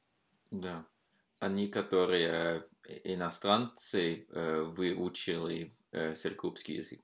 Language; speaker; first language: Russian; non-native, fluent; Norwegian